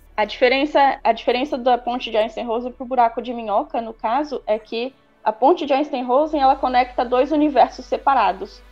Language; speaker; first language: Portuguese; native; Portuguese